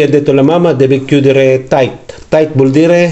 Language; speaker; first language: Italian; non-native, learner; Filipino